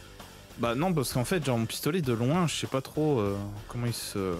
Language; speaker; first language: French; native; French